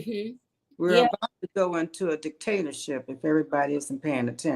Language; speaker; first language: English; native; English